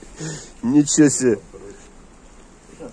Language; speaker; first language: Russian; native; Russian